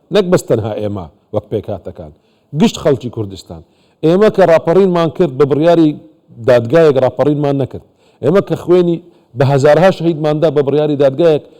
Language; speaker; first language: Central Kurdish; non-native, local second language; Assyrian Neo-Aramaic